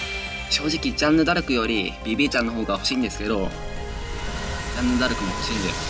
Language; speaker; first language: Japanese; native; Japanese